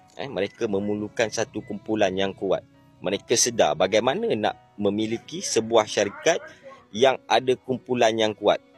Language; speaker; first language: Malay; native; Malay